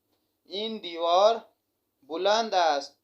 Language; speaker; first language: Persian; non-native, fluent; Urdu